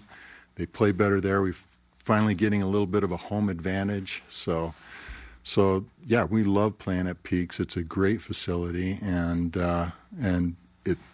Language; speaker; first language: English; native; English